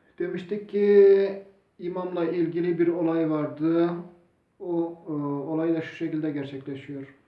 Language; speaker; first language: Turkish; non-native, local second language; Zaza